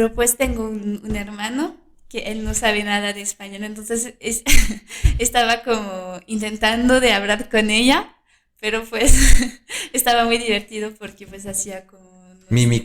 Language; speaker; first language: Spanish; non-native, fluent; French